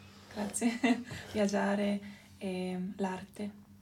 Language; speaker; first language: Italian; non-native, local second language; German